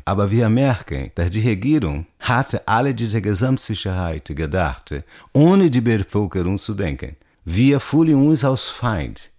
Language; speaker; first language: German; non-native, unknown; Portuguese